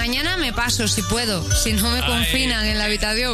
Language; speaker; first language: Spanish; native; Spanish